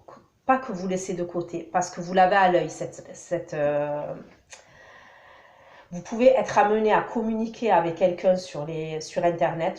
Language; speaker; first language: French; native; French